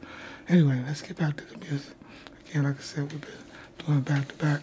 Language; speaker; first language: English; native; English